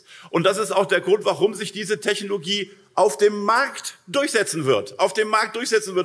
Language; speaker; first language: German; native; German